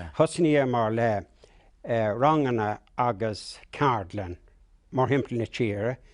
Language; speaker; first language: Irish; non-native, local second language; English